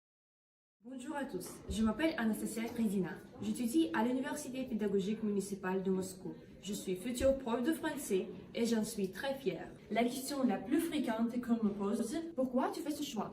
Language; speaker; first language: French; non-native, fluent; Russian